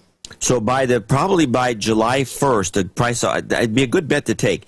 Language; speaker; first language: English; native; English